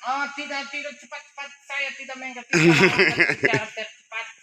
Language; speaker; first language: Indonesian; non-native, learner; Dutch